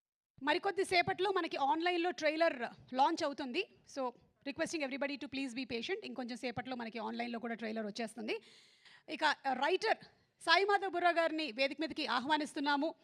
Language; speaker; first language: Telugu; native; Telugu